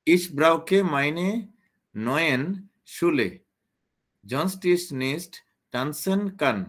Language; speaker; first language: German; non-native, learner; Bangla